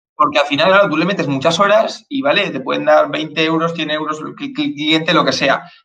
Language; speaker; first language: Spanish; native; Spanish